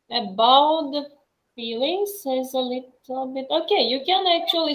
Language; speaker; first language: English; non-native, fluent; Russian